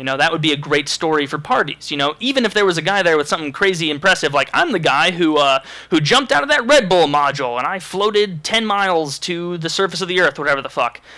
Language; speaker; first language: English; native; English